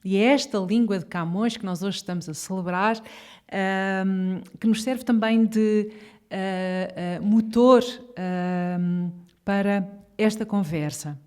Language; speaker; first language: Portuguese; native; Portuguese